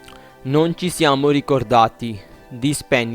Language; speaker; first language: Italian; non-native, fluent; Urdu